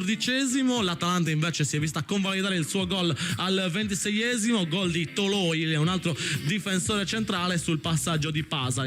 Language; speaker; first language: Italian; native; Italian